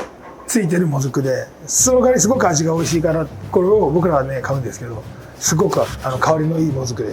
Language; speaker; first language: Japanese; native; Japanese